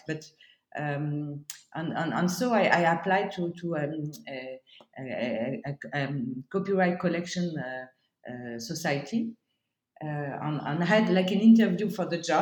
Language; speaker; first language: English; non-native, fluent; French